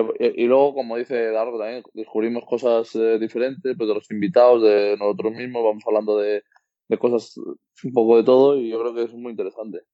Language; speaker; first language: Spanish; native; Spanish